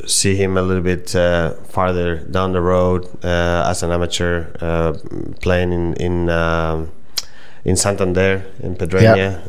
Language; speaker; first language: English; non-native, fluent; Spanish